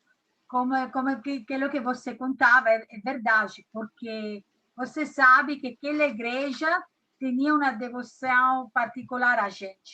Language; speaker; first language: Portuguese; non-native, learner; Italian